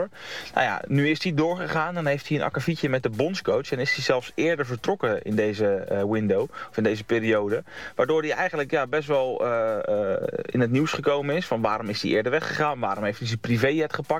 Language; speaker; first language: Dutch; native; Dutch